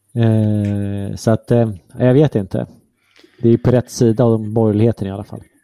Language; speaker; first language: Swedish; native; Swedish